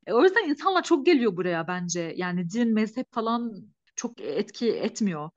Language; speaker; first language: Turkish; non-native, fluent; Arabic